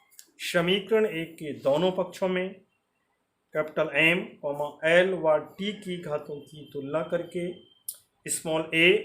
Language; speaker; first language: Hindi; native; Hindi